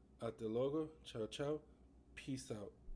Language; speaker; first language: Portuguese; non-native, learner; English